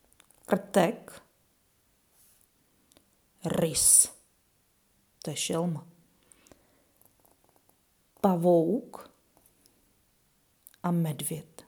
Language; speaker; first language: Czech; native; Czech